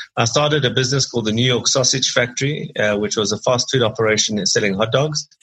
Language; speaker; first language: English; native; English